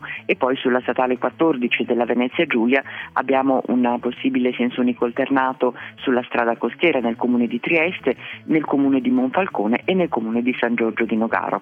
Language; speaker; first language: Italian; native; Italian